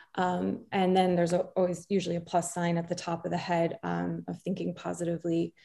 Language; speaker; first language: English; native; English